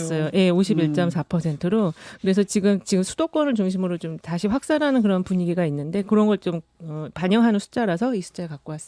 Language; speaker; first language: Korean; native; Korean